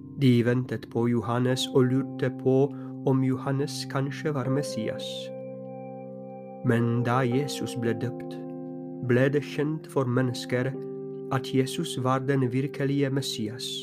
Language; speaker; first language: Norwegian; non-native, fluent; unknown